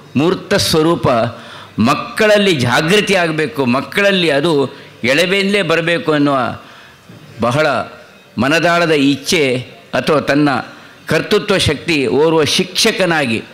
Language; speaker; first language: Kannada; non-native, local second language; Tulu